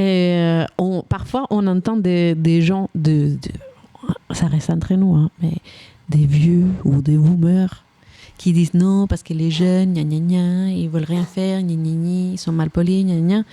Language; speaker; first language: French; native; French